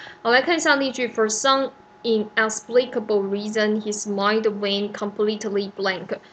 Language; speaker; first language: English; non-native, fluent; Chinese